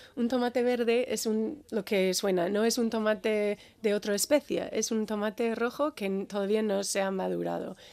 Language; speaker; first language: Spanish; non-native, fluent; English